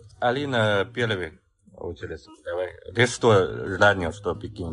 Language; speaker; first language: Russian; non-native, learner; Chinese